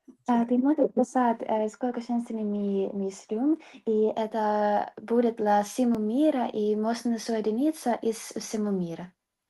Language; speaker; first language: Russian; non-native, learner; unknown